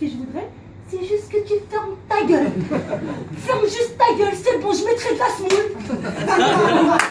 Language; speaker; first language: French; native; French